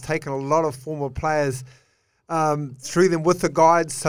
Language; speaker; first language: English; native; English